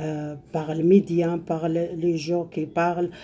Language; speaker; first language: French; non-native, learner; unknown